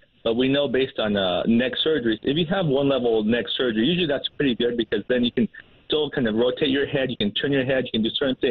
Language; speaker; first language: English; native; English